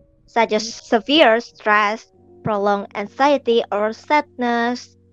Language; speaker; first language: English; non-native, fluent; Indonesian